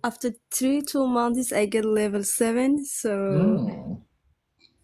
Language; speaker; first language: English; non-native, learner; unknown